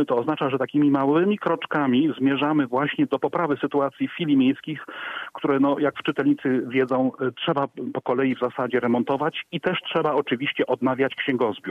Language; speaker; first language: Polish; native; Polish